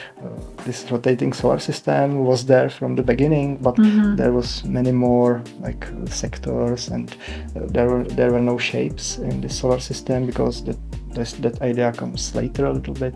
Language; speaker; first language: English; non-native, learner; Czech